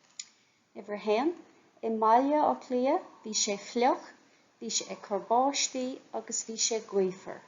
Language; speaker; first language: Irish; non-native, fluent; English